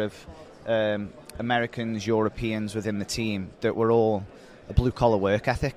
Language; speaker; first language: English; native; English